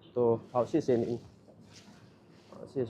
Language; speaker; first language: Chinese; non-native, learner; Bangla